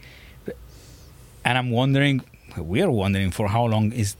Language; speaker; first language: English; non-native, fluent; Italian